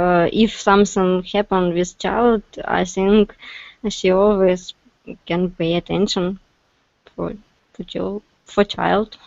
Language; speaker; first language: English; non-native, learner; Russian